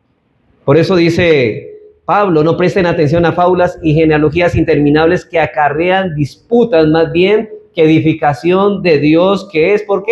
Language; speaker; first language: Spanish; native; Spanish